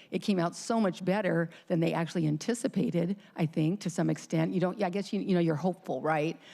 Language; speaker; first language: English; native; English